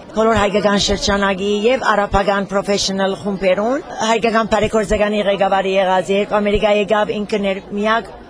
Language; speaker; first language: Armenian; early bilingual, heritage; Armenian